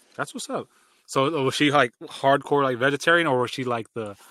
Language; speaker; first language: English; early bilingual, other home language; Filipino